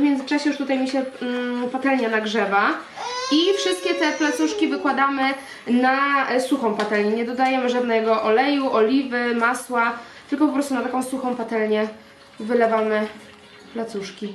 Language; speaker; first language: Polish; native; Polish